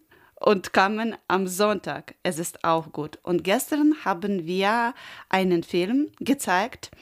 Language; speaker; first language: German; non-native, learner; Ukrainian